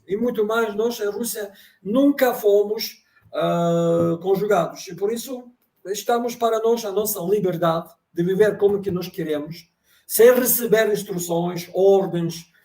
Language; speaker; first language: Portuguese; non-native, fluent; Russian